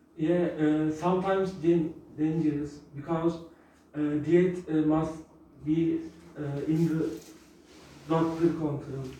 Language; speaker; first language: English; non-native, learner; Turkish